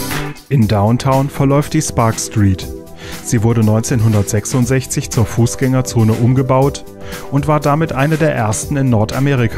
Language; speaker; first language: German; native; German